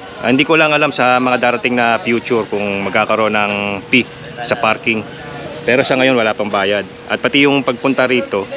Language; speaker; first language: Filipino; native; Filipino